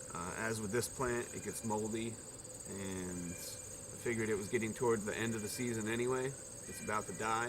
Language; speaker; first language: English; native; English